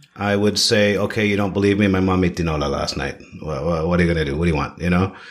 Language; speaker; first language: English; native; English